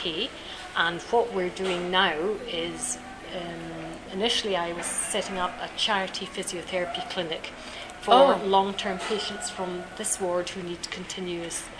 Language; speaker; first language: English; native; English